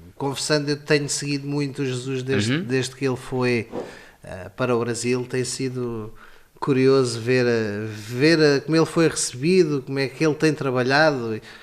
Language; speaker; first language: Portuguese; native; Portuguese